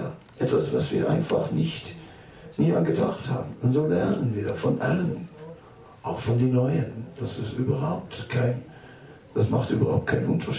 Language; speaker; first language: German; non-native, fluent; Dutch